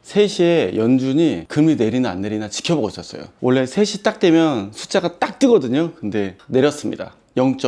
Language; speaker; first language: Korean; native; Korean